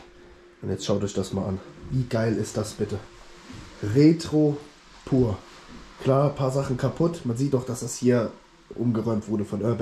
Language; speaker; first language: German; native; German